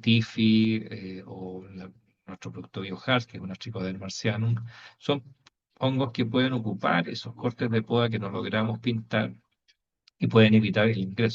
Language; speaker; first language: Spanish; native; Spanish